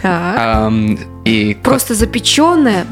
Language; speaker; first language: Russian; native; Russian